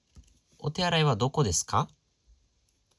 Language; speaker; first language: Japanese; non-native, fluent; Nepali